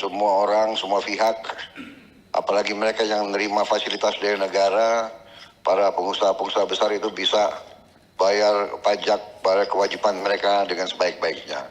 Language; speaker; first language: Indonesian; native; Indonesian